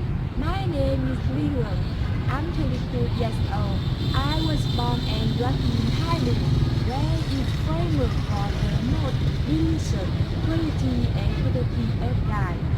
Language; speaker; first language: English; non-native, learner; Thai